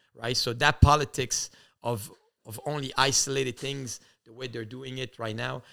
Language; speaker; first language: English; early bilingual, other home language; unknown